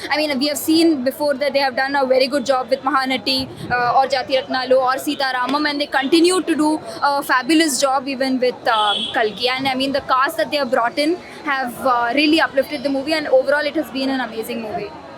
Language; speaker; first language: English; non-native, local second language; Telugu